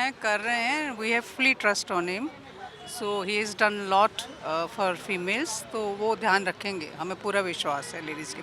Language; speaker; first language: Hindi; native; Hindi